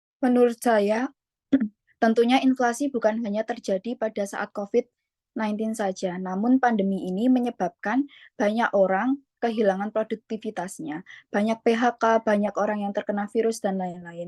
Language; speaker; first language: Indonesian; native; Indonesian